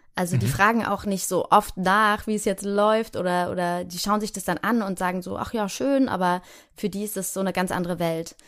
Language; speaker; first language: German; native; German